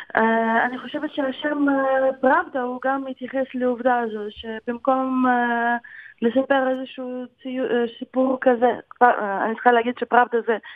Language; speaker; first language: Hebrew; non-native, fluent; Ukrainian